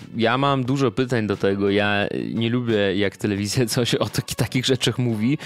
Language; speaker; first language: Polish; non-native, fluent; Russian